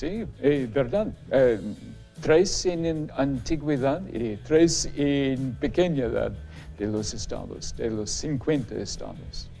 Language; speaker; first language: Spanish; non-native, fluent; English